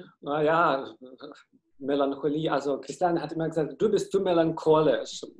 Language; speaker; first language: German; non-native, fluent; Ukrainian